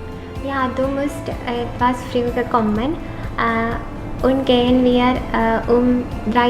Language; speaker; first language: German; non-native, learner; Malayalam